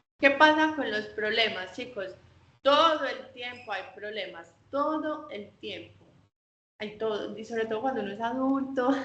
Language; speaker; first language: Spanish; native; Spanish